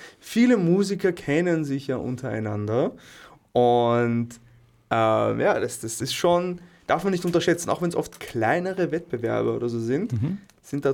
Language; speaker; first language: German; native; German